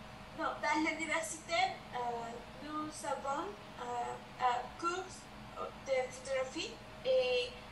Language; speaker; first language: French; non-native, learner; Spanish